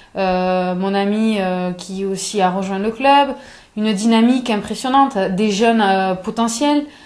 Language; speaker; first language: French; native; French